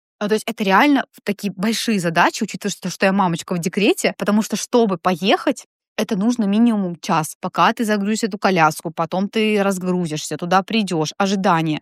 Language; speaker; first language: Russian; native; Russian